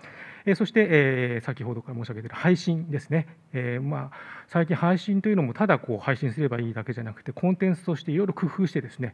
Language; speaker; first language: Japanese; native; Japanese